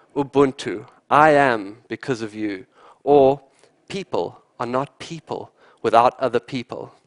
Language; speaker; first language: English; native; English